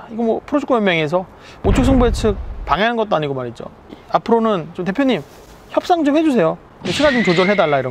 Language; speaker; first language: Korean; native; Korean